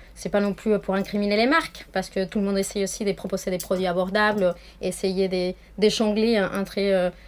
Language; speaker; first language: French; non-native, fluent; Spanish